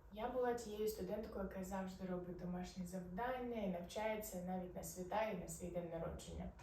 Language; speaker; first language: Ukrainian; non-native, local second language; Arabic